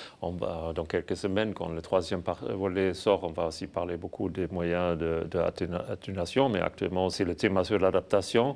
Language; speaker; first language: French; non-native, fluent; German